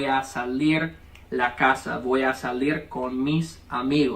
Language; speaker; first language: Spanish; early bilingual, heritage; English